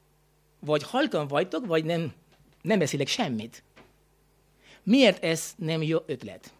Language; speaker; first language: Hungarian; non-native, learner; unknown